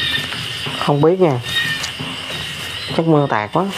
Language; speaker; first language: Vietnamese; native; Vietnamese